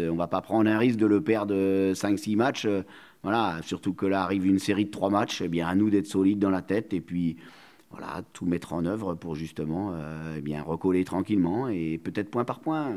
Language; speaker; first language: French; native; French